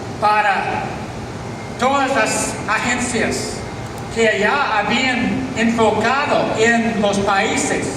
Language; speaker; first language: Spanish; non-native, fluent; English